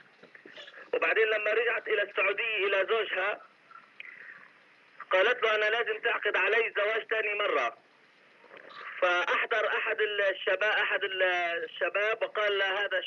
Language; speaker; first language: Arabic; native; Arabic